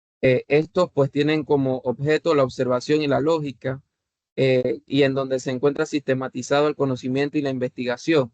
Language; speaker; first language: Spanish; native; Spanish